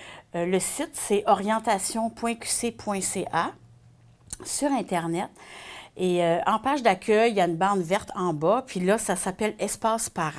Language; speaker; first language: French; native; French